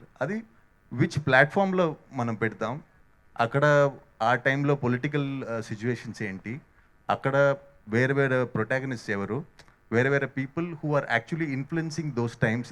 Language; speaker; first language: Telugu; non-native, learner; Hindi